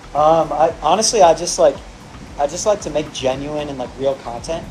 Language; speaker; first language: English; native; English